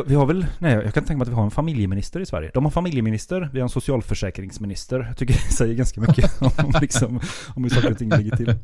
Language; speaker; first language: Swedish; native; Swedish